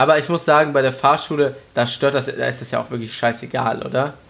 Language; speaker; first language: German; native; German